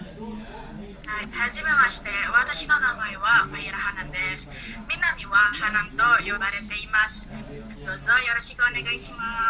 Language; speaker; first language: Japanese; non-native, learner; Indonesian